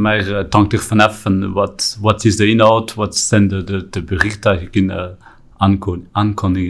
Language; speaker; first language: Dutch; non-native, local second language; French